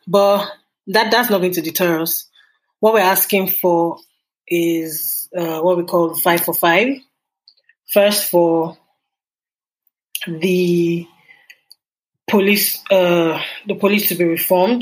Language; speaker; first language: English; non-native, local second language; Yoruba